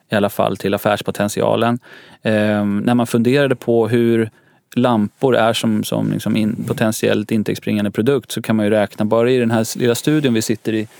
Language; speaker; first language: Swedish; native; Swedish